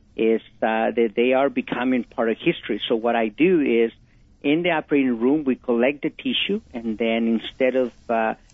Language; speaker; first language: English; non-native, fluent; Spanish